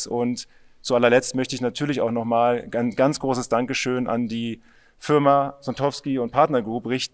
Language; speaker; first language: German; native; German